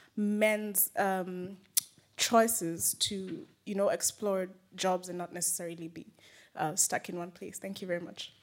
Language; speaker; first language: English; non-native, fluent; Arabic